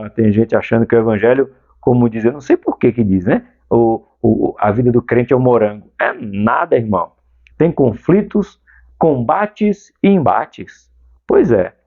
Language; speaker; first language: Portuguese; native; Portuguese